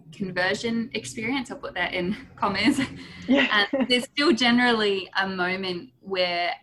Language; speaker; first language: English; native; English